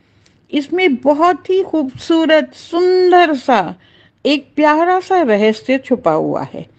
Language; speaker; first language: Hindi; native; Hindi